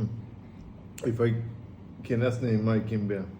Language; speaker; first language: English; non-native, learner; Swedish